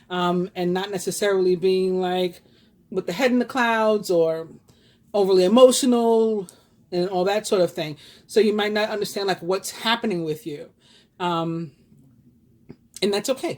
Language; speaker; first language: English; native; English